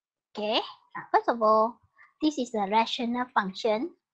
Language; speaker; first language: English; non-native, local second language; Malay